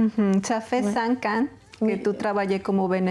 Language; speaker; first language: French; non-native, learner; Spanish